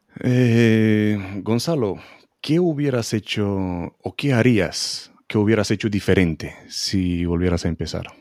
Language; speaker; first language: Spanish; non-native, fluent; Hebrew